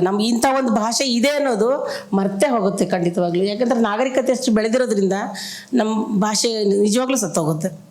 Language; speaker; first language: Kannada; non-native, local second language; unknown